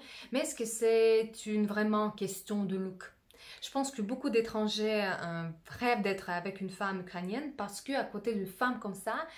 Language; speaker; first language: French; non-native, fluent; Russian